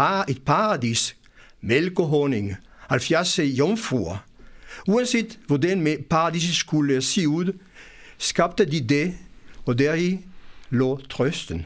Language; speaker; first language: Danish; non-native, fluent; Hebrew